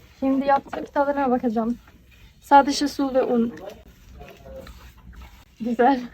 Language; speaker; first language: Turkish; non-native, fluent; Swedish